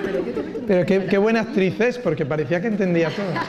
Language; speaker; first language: Spanish; native; Spanish